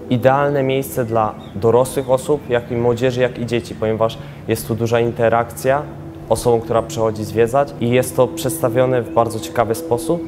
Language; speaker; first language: Polish; native; Polish